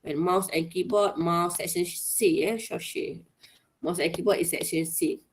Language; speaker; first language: English; non-native, local second language; Malay